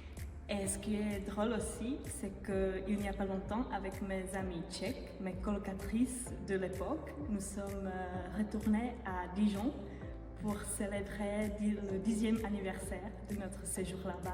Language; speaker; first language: French; non-native, fluent; Czech